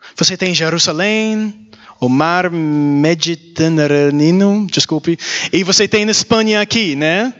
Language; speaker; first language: Portuguese; non-native, learner; English